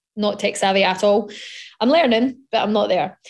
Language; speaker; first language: English; native; English